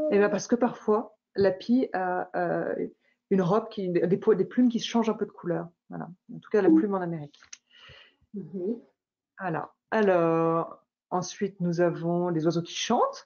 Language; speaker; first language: French; native; French